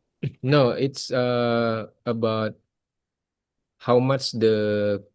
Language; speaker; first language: English; non-native, fluent; Indonesian